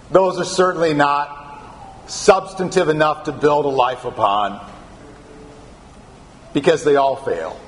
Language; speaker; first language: English; native; English